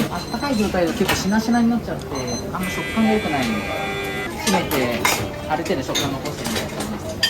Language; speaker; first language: Japanese; native; Japanese